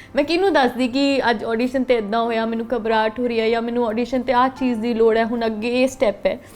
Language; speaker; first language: Punjabi; native; Punjabi